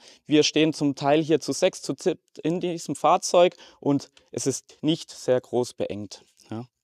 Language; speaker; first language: German; native; German